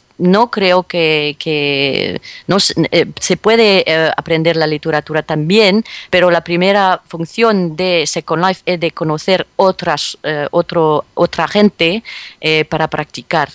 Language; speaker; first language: Spanish; non-native, fluent; French